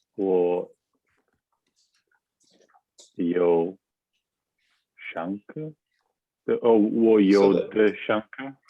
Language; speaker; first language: Chinese; non-native, learner; English